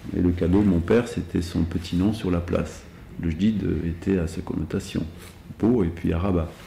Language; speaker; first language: French; early bilingual, other home language; Arabic